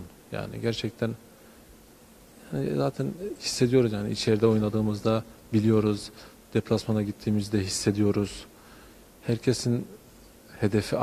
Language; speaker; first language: Turkish; early bilingual, heritage; Turkish